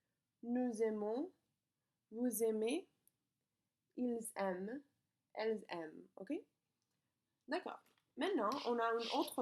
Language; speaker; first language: French; non-native, fluent; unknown